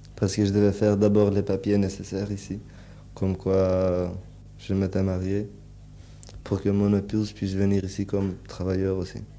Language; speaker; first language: French; early bilingual, other home language; Turkish